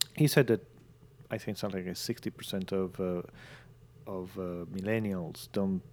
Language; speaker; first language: English; non-native, fluent; Italian